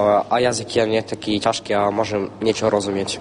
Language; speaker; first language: Slovak; non-native, learner; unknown